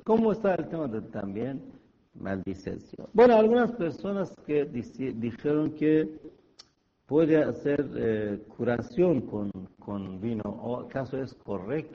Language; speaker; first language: Spanish; non-native, fluent; Persian